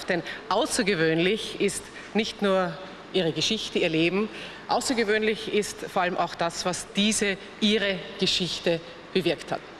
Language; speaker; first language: German; native; German